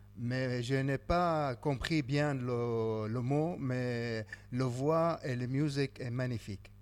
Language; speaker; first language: French; non-native, learner; Arabic